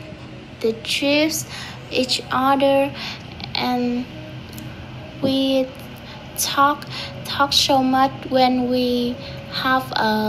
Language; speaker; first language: English; non-native, learner; Vietnamese